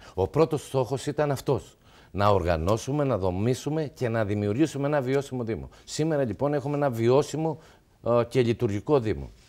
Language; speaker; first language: Greek; native; Greek